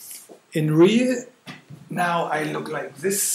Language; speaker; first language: English; non-native, learner; German